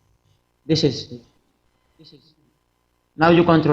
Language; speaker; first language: English; non-native, fluent; Spanish